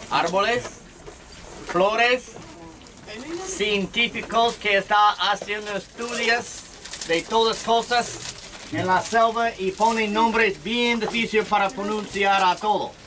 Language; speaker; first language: Spanish; non-native, learner; English